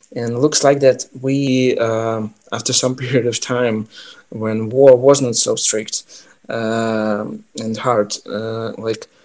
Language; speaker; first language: English; non-native, fluent; Ukrainian